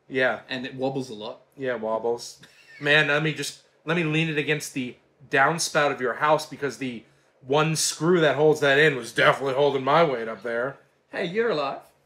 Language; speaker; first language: English; native; English